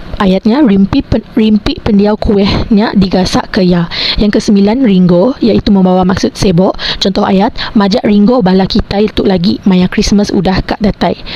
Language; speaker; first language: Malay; non-native, local second language; Iban